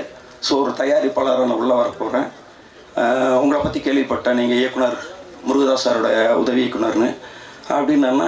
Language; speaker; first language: Tamil; native; Tamil